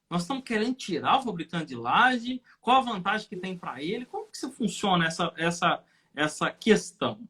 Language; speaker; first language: Portuguese; native; Portuguese